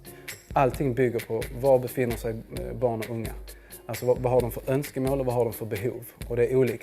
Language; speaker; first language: Swedish; native; Swedish